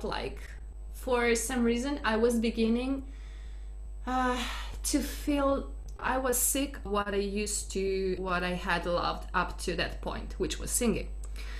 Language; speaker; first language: English; non-native, fluent; Italian